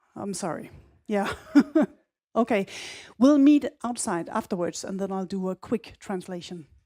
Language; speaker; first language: English; non-native, fluent; Danish